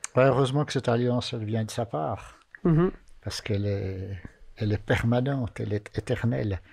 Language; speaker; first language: French; native; French